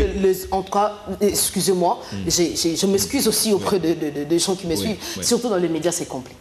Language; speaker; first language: French; non-native, local second language; Lingala